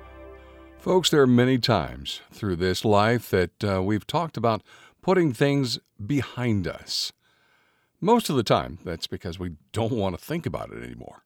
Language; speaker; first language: English; native; English